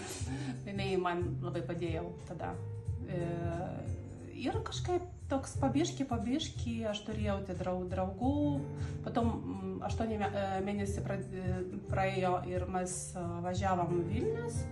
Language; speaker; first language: Lithuanian; non-native, learner; Russian